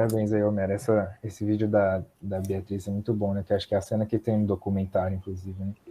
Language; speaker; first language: Portuguese; native; Portuguese